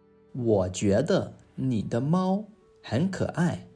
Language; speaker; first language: Chinese; non-native, fluent; English